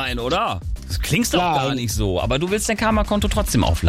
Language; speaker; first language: German; native; German